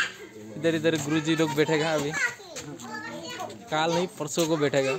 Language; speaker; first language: Hindi; non-native, local second language; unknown